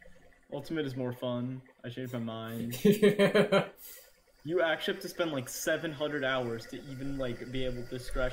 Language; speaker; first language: English; native; English